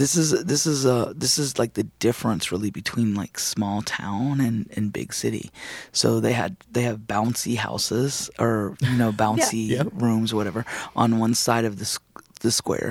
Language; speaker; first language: English; native; English